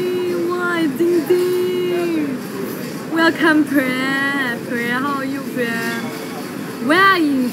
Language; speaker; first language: English; non-native, learner; Thai